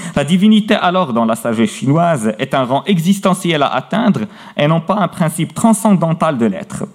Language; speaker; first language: French; non-native, local second language; Arabic